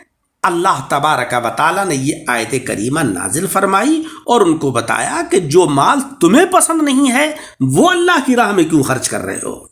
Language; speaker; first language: Urdu; native; Urdu